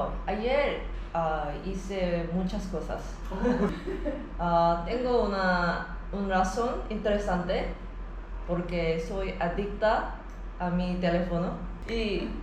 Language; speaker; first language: Spanish; non-native, learner; Korean